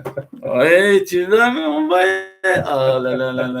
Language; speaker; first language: French; non-native, learner; Arabic